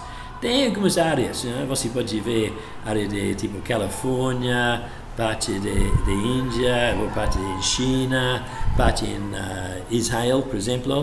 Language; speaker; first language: Portuguese; non-native, fluent; English